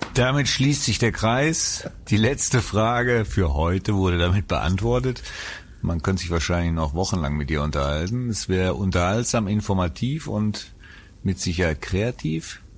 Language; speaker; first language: German; native; German